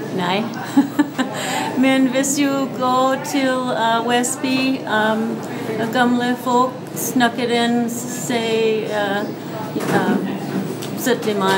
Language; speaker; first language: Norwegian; early bilingual, heritage; English